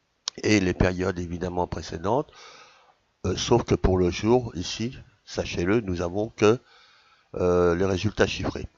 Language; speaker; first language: French; native; French